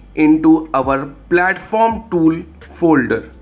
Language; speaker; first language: English; non-native, local second language; Hindi